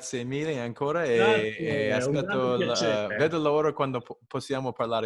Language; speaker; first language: Italian; non-native, learner; English